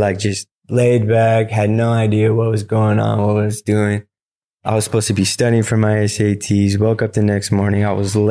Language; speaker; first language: English; native; English